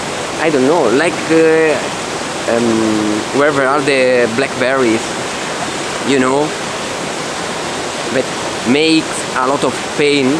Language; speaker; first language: English; non-native, fluent; Italian